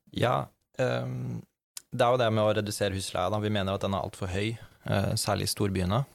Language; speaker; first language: Norwegian; native; Norwegian